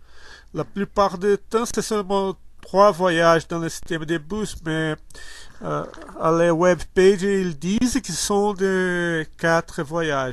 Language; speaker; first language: French; non-native, learner; Portuguese